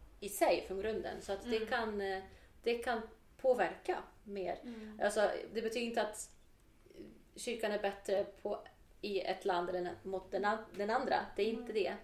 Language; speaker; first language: Swedish; non-native, fluent; Portuguese